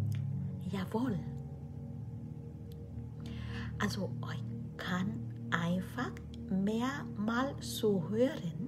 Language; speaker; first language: German; non-native, learner; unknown